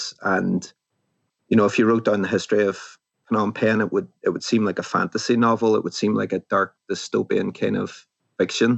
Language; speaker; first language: English; native; English